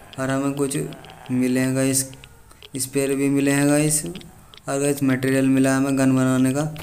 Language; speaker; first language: Hindi; native; Hindi